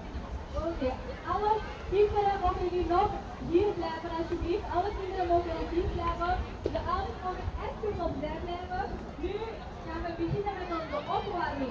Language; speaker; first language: Dutch; non-native, learner; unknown